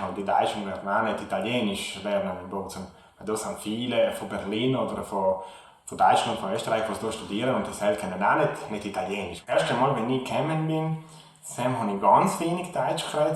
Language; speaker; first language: German; non-native, learner; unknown